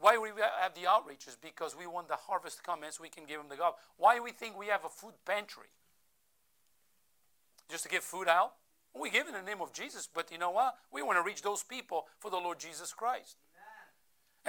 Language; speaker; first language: English; non-native, fluent; Portuguese